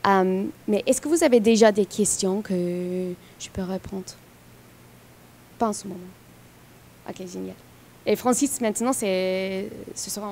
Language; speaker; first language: French; non-native, fluent; English